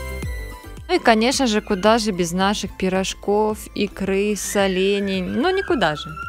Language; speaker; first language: Russian; native; Russian